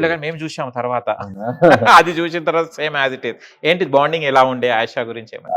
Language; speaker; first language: Telugu; native; Telugu